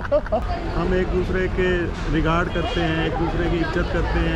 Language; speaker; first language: Hindi; native; Hindi